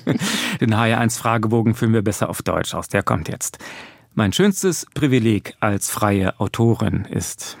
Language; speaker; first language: German; native; German